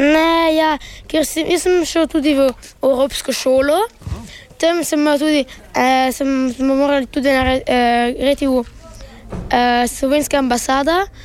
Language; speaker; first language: Slovenian; early bilingual, heritage; Italian